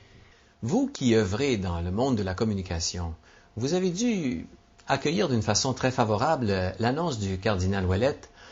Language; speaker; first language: French; native; French